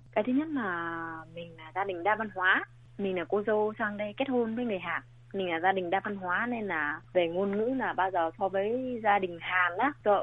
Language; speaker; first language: Vietnamese; native; Vietnamese